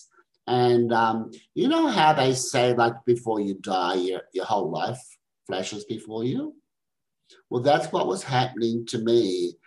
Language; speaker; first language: English; native; English